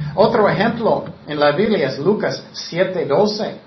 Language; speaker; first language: Spanish; non-native, fluent; English